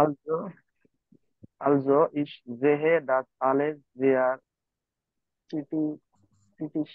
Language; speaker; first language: German; non-native, learner; Bangla